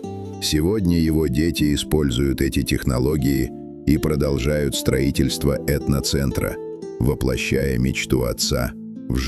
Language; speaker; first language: Russian; native; Russian